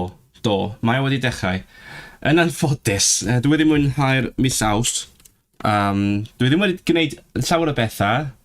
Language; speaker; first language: Welsh; non-native, learner; Cantonese